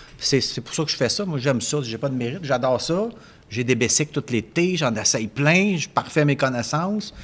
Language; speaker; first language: French; native; French